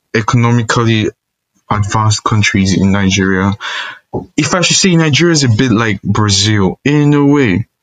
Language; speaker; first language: English; non-native, local second language; Igbo